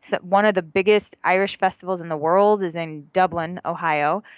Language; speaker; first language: English; native; English